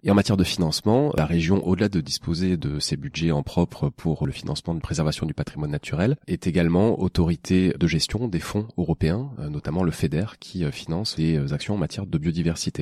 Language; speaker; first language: French; native; French